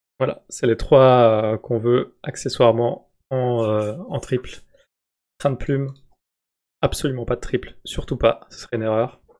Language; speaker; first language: French; native; French